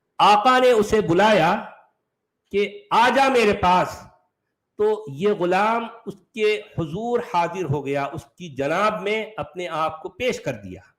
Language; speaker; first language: Urdu; native; Urdu